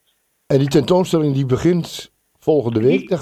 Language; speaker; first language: Dutch; native; Dutch